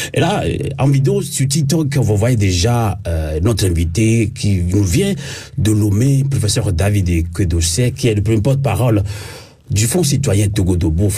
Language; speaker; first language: French; non-native, local second language; Ewe